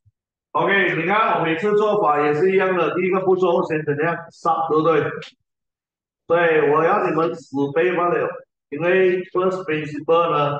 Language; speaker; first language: Chinese; native; Chinese